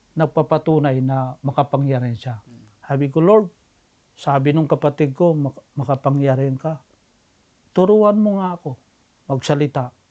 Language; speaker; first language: Filipino; non-native, local second language; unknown